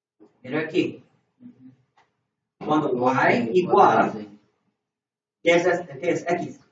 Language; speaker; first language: Spanish; non-native, learner; English